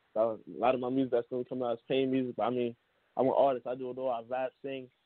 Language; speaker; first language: English; native; English